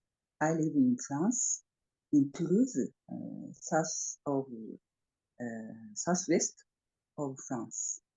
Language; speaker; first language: English; non-native, fluent; Japanese